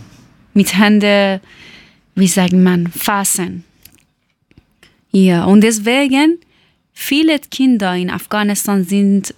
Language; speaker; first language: German; non-native, learner; Persian